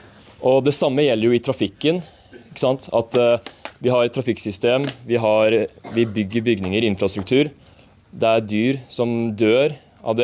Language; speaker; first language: Norwegian; native; Norwegian